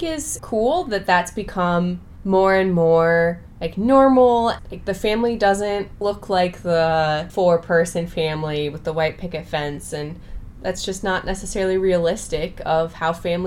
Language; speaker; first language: English; native; English